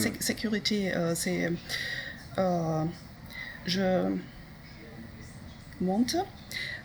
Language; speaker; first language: French; non-native, learner; German